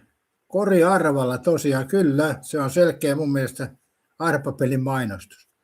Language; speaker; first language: Finnish; native; Finnish